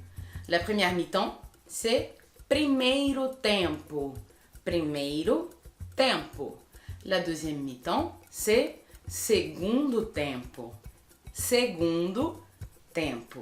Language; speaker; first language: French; non-native, fluent; Portuguese